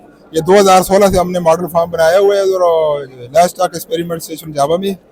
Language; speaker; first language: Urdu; non-native, local second language; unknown